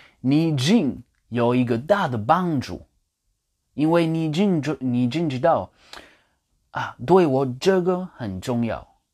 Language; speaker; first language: Chinese; non-native, learner; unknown